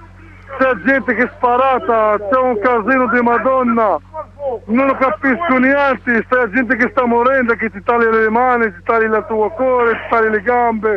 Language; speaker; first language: Italian; non-native, learner; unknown